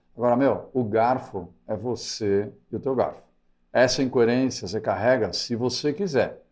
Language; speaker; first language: Portuguese; early bilingual, other home language; Spanish